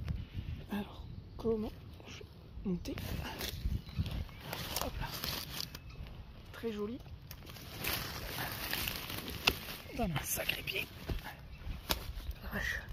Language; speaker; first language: French; native; French